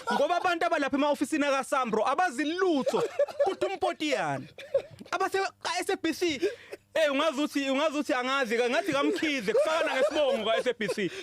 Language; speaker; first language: Zulu; native; Zulu